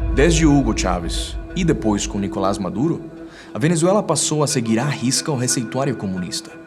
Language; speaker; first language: Portuguese; non-native, fluent; Spanish